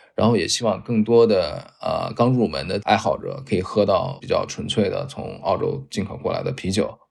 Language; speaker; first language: Chinese; native; Chinese